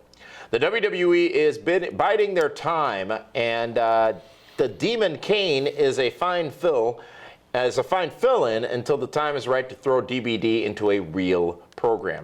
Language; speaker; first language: English; native; English